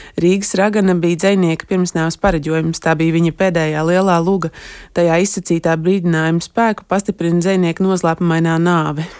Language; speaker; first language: Latvian; native; Latvian